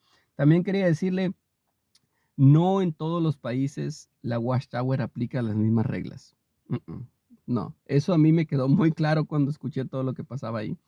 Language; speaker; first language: Spanish; native; Spanish